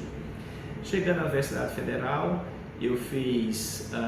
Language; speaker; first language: Portuguese; native; Portuguese